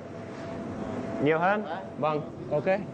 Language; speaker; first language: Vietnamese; non-native, learner; English